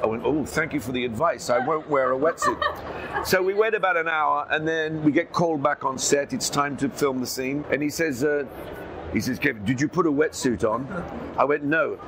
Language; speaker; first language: English; native; English